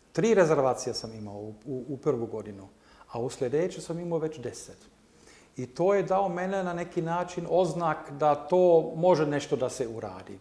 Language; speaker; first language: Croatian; non-native, learner; German